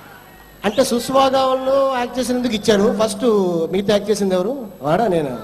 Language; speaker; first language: Telugu; native; Telugu